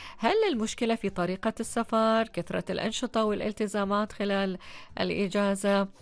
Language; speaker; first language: Arabic; native; Arabic